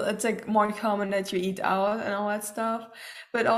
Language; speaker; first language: English; non-native, fluent; German